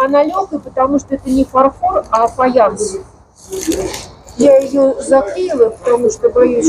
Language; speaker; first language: Russian; native; Russian